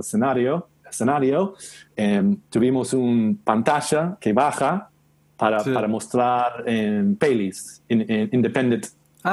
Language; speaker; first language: Spanish; non-native, learner; English